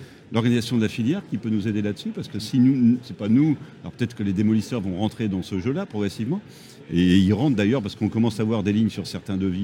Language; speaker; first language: French; native; French